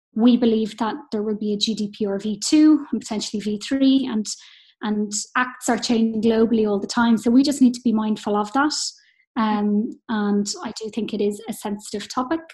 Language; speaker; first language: English; native; English